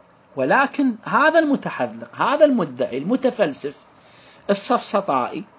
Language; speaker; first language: Arabic; native; Arabic